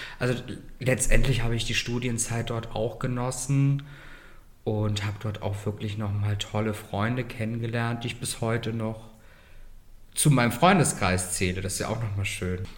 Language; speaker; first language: German; native; German